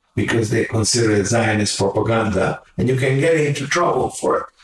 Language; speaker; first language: English; non-native, fluent; Hungarian